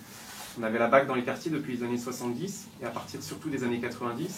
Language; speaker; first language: French; native; French